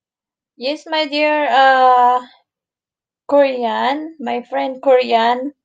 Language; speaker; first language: English; non-native, learner; Filipino